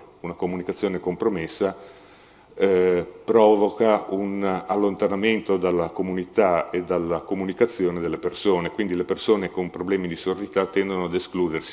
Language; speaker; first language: Italian; native; Italian